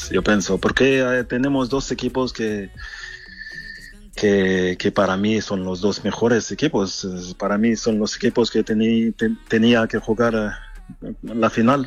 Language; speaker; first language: Spanish; non-native, fluent; French